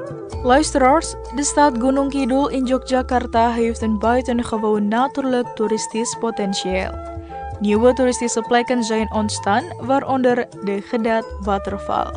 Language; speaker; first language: Dutch; non-native, fluent; Indonesian